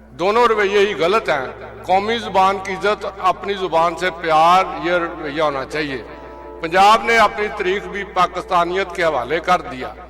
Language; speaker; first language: Urdu; non-native, local second language; Punjabi